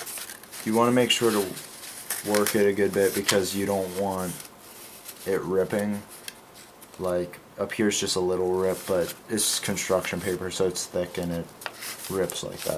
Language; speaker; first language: English; native; English